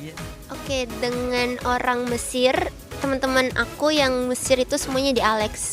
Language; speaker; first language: Indonesian; early bilingual, heritage; Indonesian